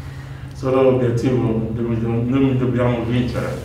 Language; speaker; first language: Italian; non-native, learner; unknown